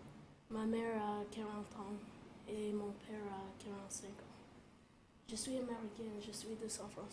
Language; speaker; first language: French; non-native, learner; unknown